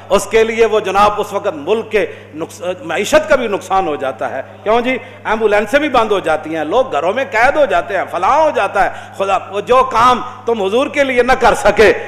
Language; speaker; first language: Urdu; non-native, local second language; Punjabi